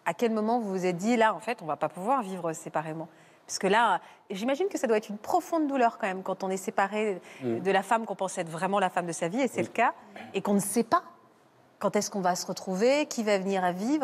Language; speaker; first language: French; native; French